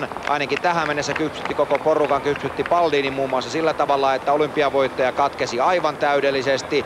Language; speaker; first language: Finnish; native; Finnish